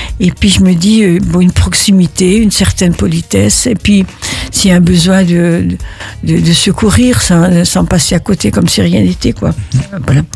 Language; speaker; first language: French; early bilingual, other home language; Italian